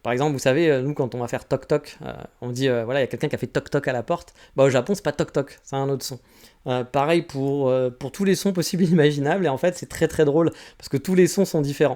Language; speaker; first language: French; native; French